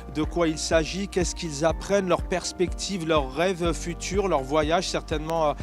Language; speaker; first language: French; native; French